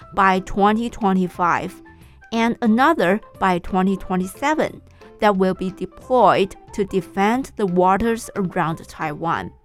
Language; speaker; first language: English; non-native, fluent; Chinese